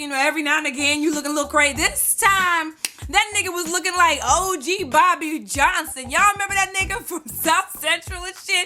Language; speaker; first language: English; native; English